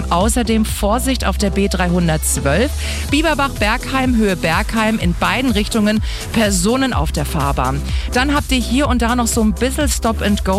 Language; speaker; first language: German; native; German